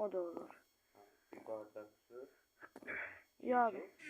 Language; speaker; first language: Turkish; native; Turkish